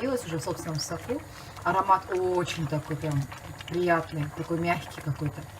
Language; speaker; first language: Russian; native; Russian